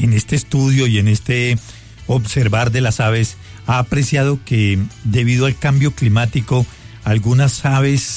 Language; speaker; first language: Spanish; native; Spanish